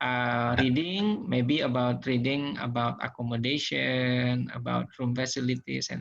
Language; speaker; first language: English; non-native, learner; Indonesian